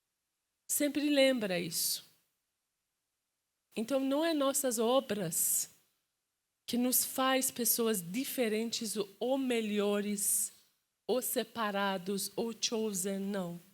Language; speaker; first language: Portuguese; non-native, fluent; Persian